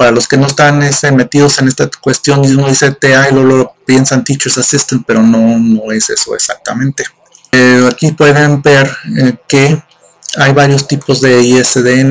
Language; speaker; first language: Spanish; native; Spanish